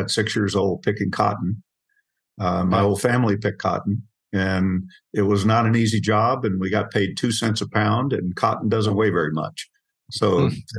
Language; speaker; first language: English; native; English